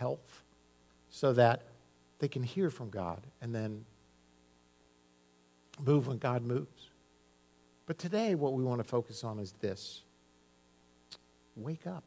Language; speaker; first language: English; native; English